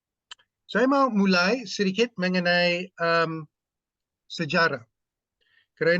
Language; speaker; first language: Indonesian; non-native, fluent; English